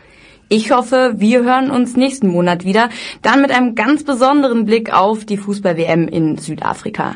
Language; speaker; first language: German; native; German